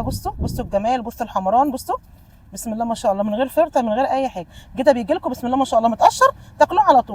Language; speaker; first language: Arabic; native; Arabic